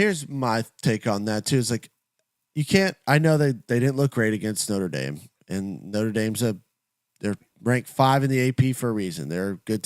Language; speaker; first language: English; native; English